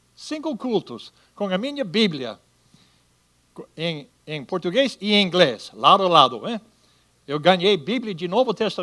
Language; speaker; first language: Portuguese; non-native, fluent; English